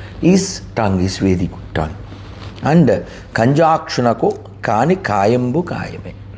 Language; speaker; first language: English; non-native, local second language; Telugu